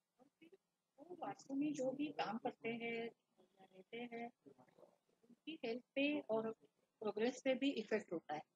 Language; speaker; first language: Hindi; non-native, local second language; Marathi